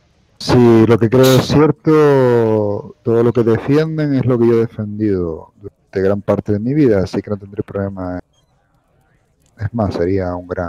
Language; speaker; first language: Spanish; native; Spanish